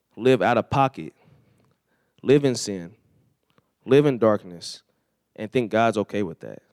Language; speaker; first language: English; native; English